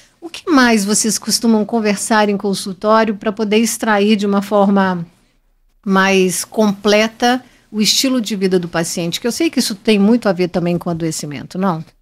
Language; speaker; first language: Portuguese; native; Portuguese